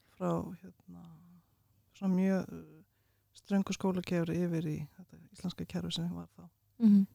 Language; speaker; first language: Icelandic; early bilingual, other home language; Russian